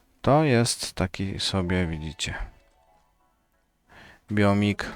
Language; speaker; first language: Polish; native; Polish